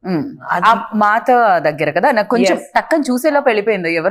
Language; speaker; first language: Telugu; native; Telugu